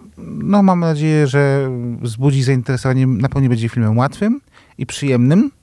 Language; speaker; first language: Polish; native; Polish